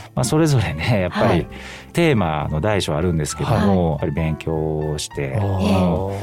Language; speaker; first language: Japanese; native; Japanese